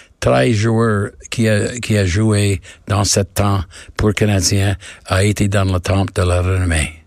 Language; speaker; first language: French; non-native, learner; English